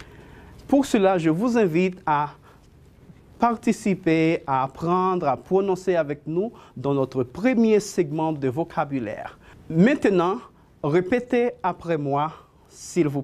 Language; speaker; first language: French; non-native, fluent; Spanish